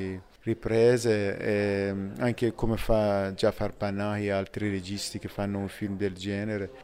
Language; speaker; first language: Italian; non-native, fluent; Persian